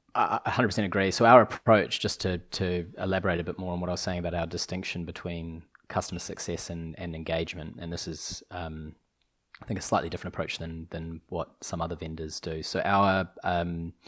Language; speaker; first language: English; native; English